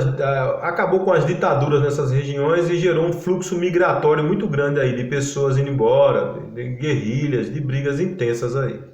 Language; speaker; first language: Portuguese; native; Portuguese